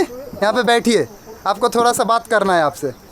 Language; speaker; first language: Hindi; non-native, local second language; Bangla